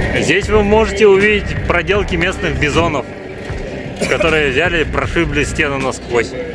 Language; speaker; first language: Russian; native; Russian